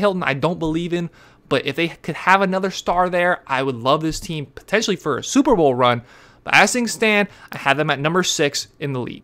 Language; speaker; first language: English; native; English